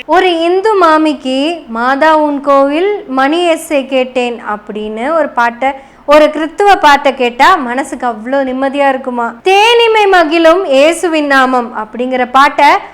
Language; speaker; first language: Tamil; non-native, local second language; Malayalam